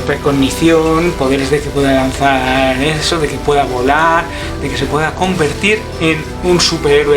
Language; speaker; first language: Spanish; native; Spanish